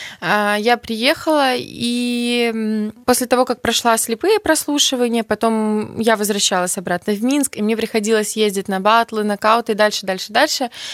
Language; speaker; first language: Russian; native; Russian